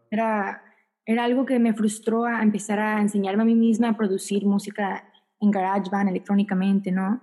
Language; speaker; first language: Spanish; early bilingual, heritage; Spanish